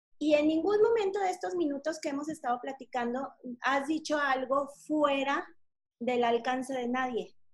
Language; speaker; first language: Spanish; native; Spanish